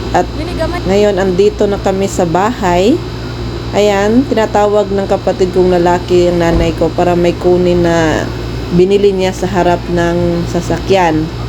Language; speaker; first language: Filipino; non-native, local second language; Cebuano